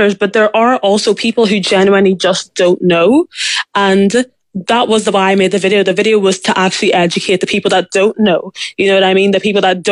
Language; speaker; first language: English; native; English